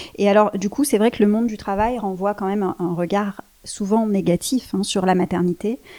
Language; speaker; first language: French; native; French